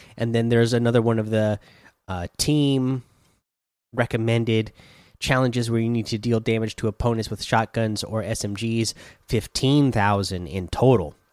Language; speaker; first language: English; native; English